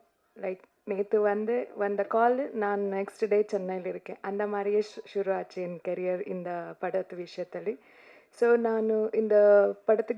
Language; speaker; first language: Tamil; non-native, learner; Kannada